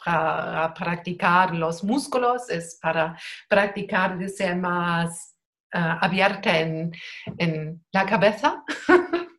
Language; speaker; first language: Spanish; non-native, learner; German